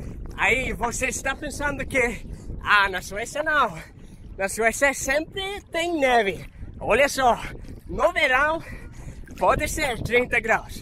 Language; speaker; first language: Portuguese; non-native, fluent; Swedish